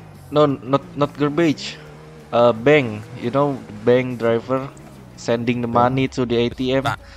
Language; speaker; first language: English; non-native, learner; Indonesian